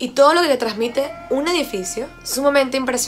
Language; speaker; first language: Spanish; native; Spanish